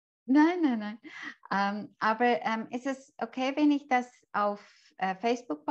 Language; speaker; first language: German; non-native, fluent; English